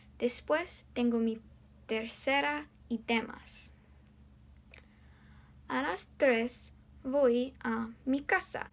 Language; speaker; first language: Spanish; non-native, learner; English